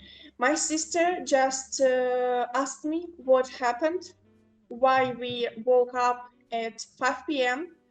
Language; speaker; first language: English; non-native, local second language; Ukrainian